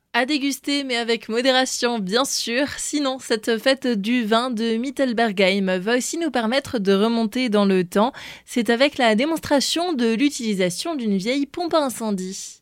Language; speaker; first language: French; native; French